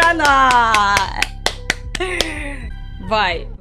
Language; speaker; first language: Portuguese; non-native, learner; Russian